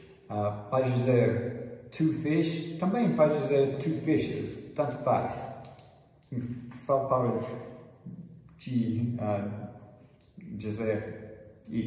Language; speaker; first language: Portuguese; non-native, fluent; English